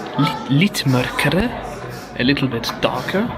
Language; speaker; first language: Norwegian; non-native, learner; German